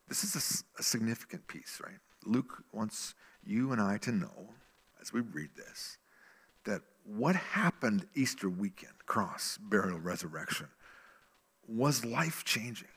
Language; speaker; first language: English; native; English